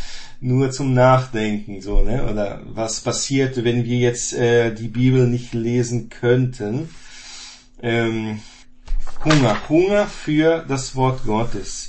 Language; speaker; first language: German; non-native, fluent; Portuguese